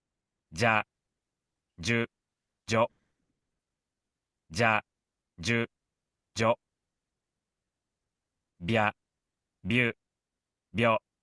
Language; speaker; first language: Japanese; non-native, learner; Filipino